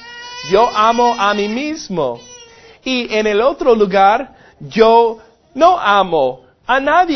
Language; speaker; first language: Spanish; non-native, fluent; English